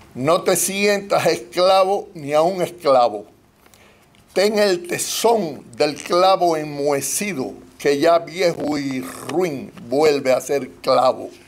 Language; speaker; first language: Spanish; native; Spanish